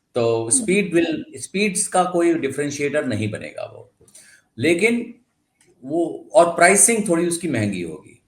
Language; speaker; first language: Hindi; non-native, local second language; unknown